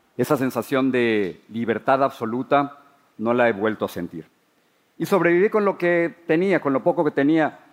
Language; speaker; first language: Spanish; native; Spanish